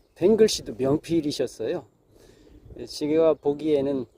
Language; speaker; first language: Korean; native; Korean